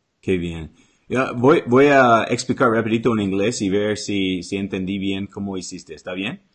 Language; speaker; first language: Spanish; non-native, learner; English